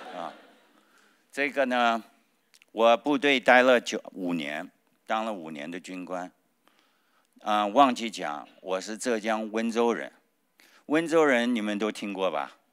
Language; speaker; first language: Chinese; native; Chinese